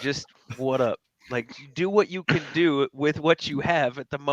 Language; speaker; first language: English; native; English